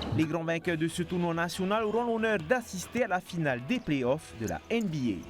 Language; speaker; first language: French; native; French